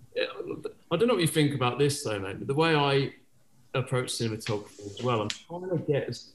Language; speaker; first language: English; native; English